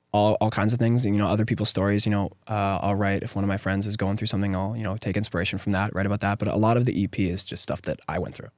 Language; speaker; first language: English; native; English